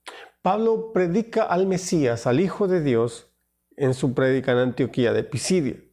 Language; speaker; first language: Spanish; native; Spanish